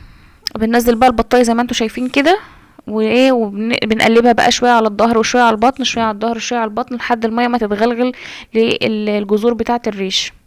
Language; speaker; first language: Arabic; native; Arabic